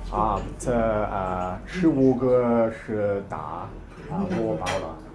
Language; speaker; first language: Chinese; non-native, learner; English